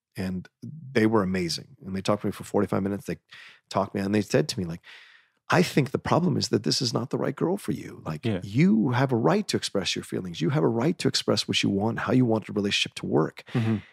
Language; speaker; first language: English; native; English